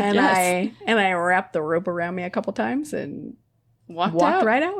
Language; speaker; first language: English; native; English